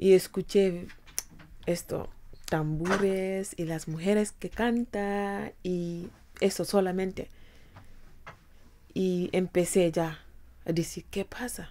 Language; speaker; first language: Spanish; non-native, fluent; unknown